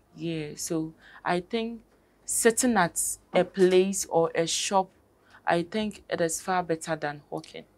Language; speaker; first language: English; non-native, local second language; Akan